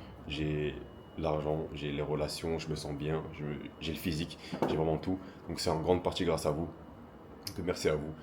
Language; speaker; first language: French; native; French